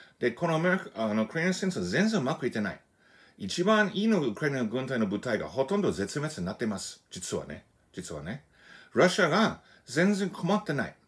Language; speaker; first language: Japanese; non-native, fluent; English